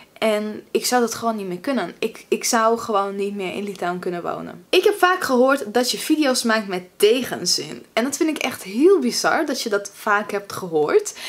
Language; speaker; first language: Dutch; early bilingual, other home language; Russian